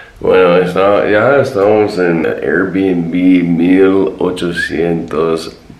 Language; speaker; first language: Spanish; non-native, fluent; English